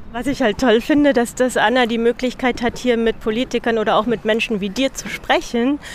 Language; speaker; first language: German; native; German